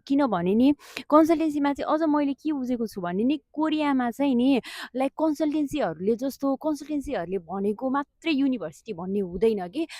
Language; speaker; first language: Nepali; native; Nepali